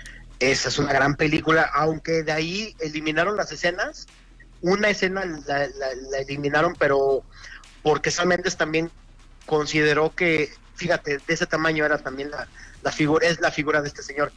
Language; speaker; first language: Spanish; native; Spanish